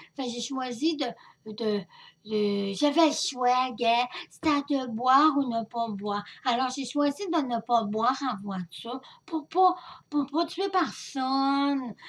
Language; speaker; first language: French; native; French